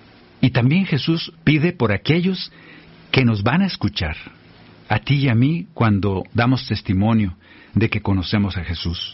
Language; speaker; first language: Spanish; native; Spanish